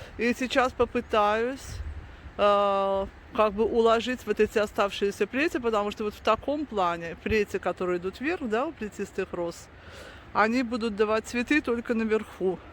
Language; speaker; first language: Russian; native; Russian